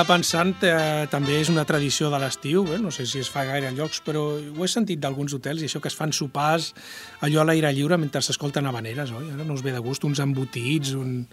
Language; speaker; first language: Catalan; native; Catalan